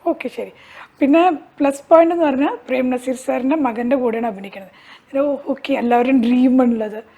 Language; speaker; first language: Malayalam; early bilingual, heritage; Malayalam